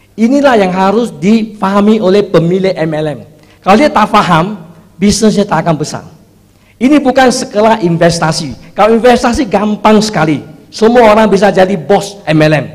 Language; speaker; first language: Indonesian; non-native, fluent; Chinese